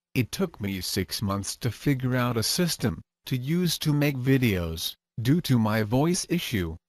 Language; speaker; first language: English; native; English